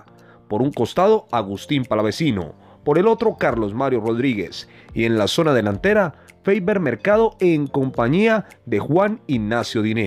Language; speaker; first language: Spanish; native; Spanish